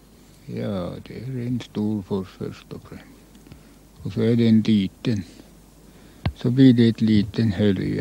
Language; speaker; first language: Swedish; non-native, local second language; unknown